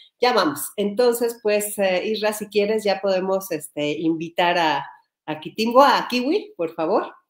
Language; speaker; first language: Spanish; native; Spanish